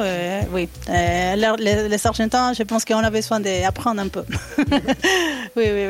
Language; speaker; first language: French; non-native, learner; Spanish